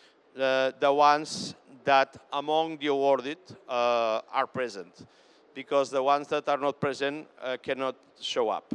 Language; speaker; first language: English; non-native, fluent; Catalan